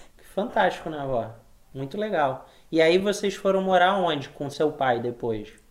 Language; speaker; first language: Portuguese; native; Portuguese